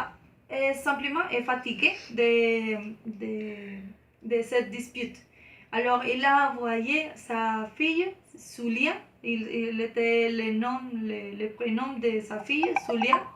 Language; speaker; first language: French; non-native, learner; Spanish